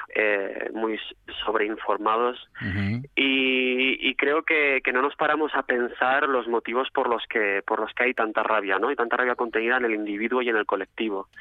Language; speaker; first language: Spanish; native; Spanish